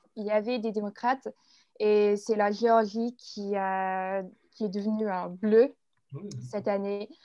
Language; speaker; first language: French; non-native, fluent; English